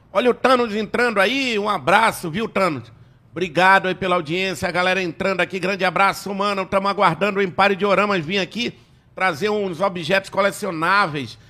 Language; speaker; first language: Portuguese; native; Portuguese